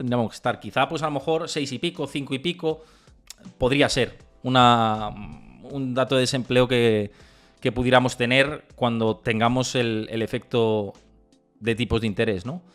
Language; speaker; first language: Spanish; native; Spanish